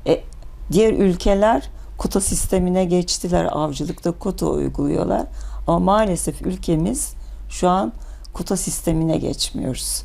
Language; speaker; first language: Turkish; native; Turkish